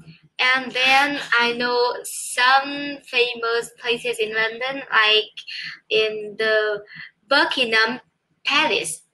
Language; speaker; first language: English; non-native, learner; Vietnamese